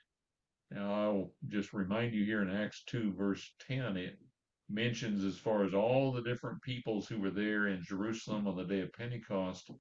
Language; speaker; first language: English; native; English